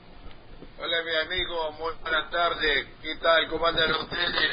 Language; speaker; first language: Spanish; non-native, learner; Arabic